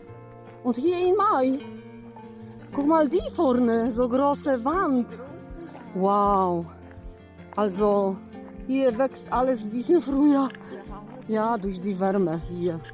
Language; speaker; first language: German; non-native, learner; Polish